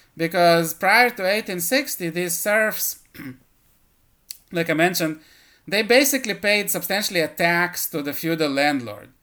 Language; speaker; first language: English; early bilingual, other home language; Russian